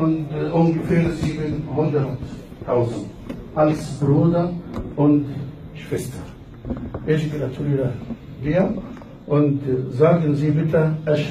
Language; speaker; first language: German; non-native, learner; Arabic